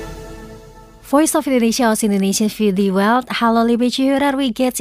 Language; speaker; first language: German; non-native, fluent; Indonesian